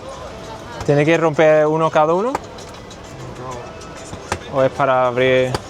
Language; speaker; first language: Spanish; non-native, fluent; English